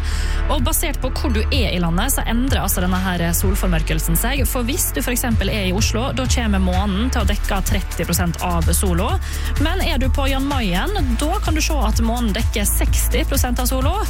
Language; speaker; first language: Norwegian; native; Norwegian